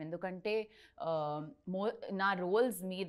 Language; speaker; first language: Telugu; non-native, learner; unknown